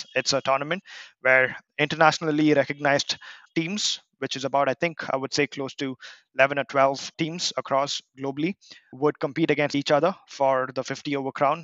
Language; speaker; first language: English; non-native, local second language; Kannada